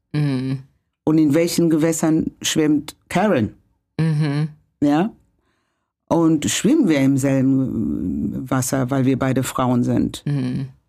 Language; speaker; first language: German; non-native, fluent; Kinyarwanda